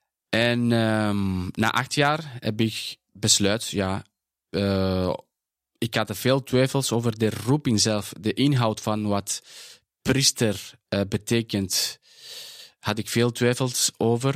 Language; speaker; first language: Dutch; non-native, fluent; Spanish